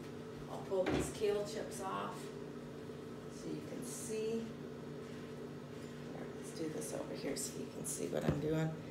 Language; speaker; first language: English; native; English